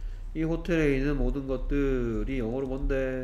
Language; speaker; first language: Korean; native; Korean